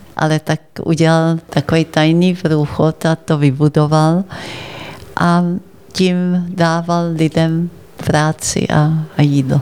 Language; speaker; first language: Czech; early bilingual, heritage; Czech